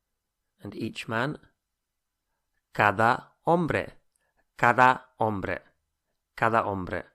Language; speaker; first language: Spanish; non-native, fluent; English